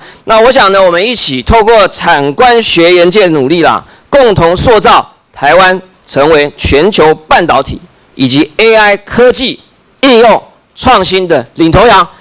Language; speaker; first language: Chinese; native; Chinese